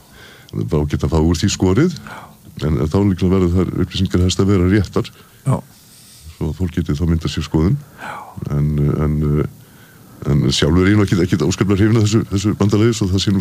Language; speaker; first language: Icelandic; native; Icelandic